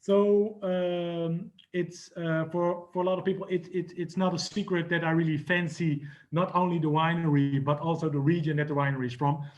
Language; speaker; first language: English; non-native, fluent; Dutch